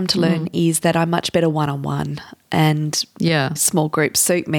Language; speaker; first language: English; native; English